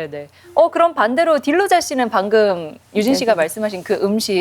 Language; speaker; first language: Korean; native; Korean